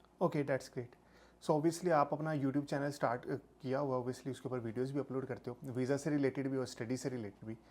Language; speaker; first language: Urdu; non-native, local second language; Punjabi